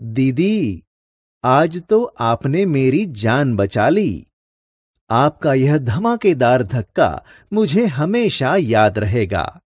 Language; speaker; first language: Hindi; non-native, local second language; Gujarati